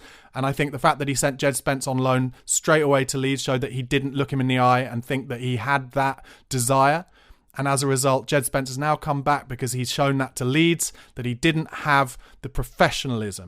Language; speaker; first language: English; native; English